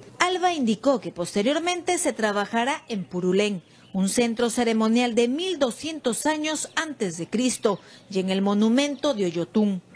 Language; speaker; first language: Spanish; native; Spanish